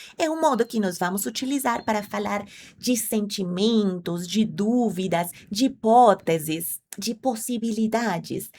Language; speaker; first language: Portuguese; non-native, fluent; Spanish